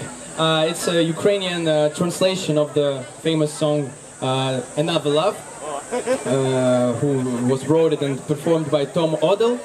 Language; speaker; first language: English; non-native, learner; Ukrainian